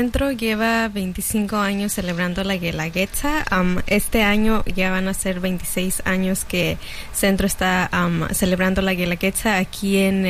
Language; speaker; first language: Spanish; native; Spanish